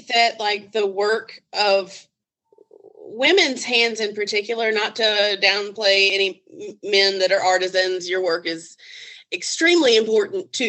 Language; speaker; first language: English; native; English